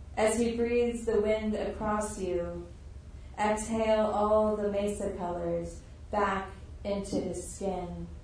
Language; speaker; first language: English; native; English